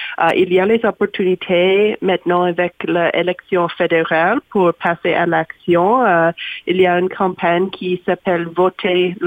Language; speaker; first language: French; non-native, learner; English